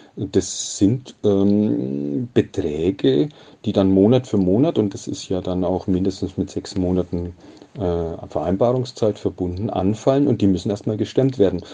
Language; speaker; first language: German; native; German